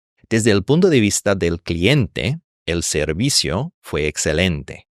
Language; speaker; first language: Spanish; non-native, fluent; English